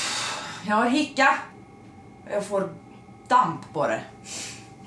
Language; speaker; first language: Swedish; native; Swedish